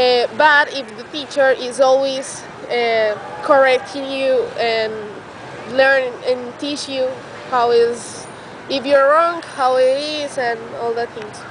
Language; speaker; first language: English; non-native, learner; Spanish